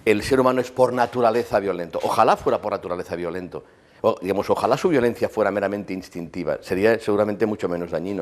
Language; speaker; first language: Spanish; native; Spanish